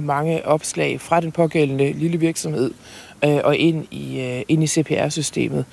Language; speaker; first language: Danish; native; Danish